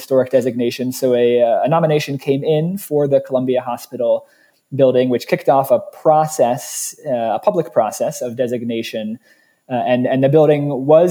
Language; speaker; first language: English; native; English